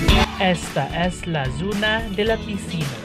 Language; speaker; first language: Spanish; non-native, learner; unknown